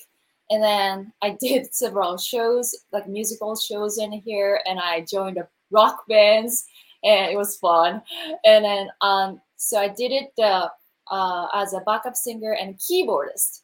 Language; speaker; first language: English; non-native, learner; Japanese